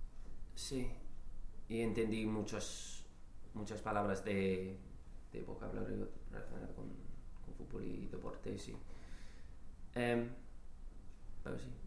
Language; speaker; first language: Spanish; non-native, fluent; English